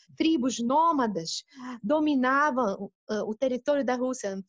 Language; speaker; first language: Portuguese; non-native, fluent; Russian